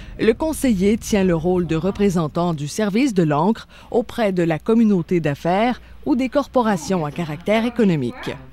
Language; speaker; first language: French; native; French